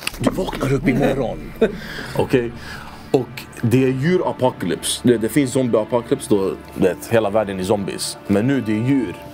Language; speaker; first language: Swedish; early bilingual, other home language; Arabic